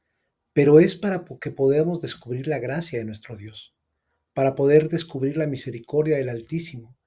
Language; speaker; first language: Spanish; native; Spanish